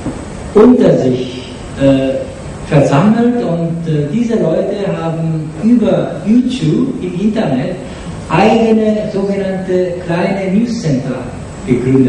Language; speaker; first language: German; non-native, fluent; Japanese